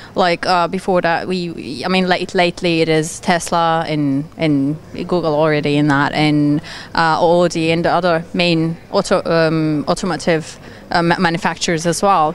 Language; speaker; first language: English; non-native, fluent; Turkish